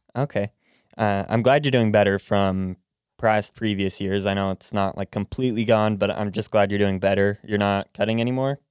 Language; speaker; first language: English; native; English